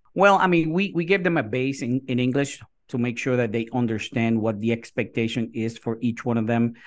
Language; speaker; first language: English; non-native, fluent; Spanish